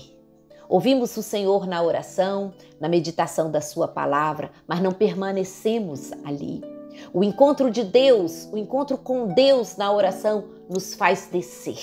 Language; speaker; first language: Portuguese; native; Portuguese